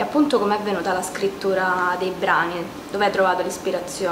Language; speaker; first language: Italian; native; Italian